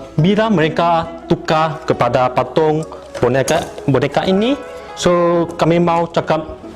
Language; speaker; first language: Malay; non-native, local second language; Min Nan Chinese